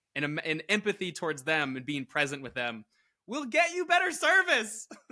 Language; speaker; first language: English; native; English